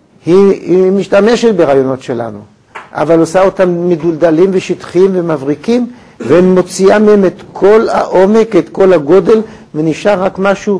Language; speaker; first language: Hebrew; native; Hebrew